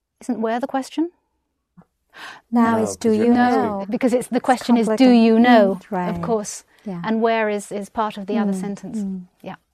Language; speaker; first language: English; non-native, learner; Chinese